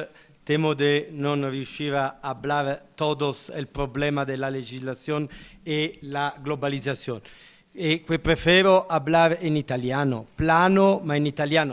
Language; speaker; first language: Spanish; non-native, learner; Italian